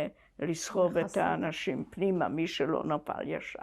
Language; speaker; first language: Hebrew; non-native, fluent; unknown